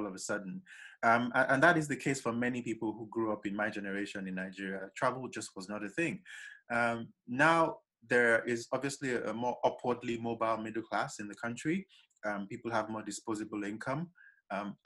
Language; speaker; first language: English; non-native, local second language; Yoruba